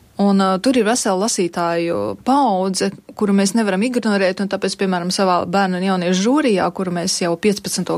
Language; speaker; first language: Latvian; native; Latvian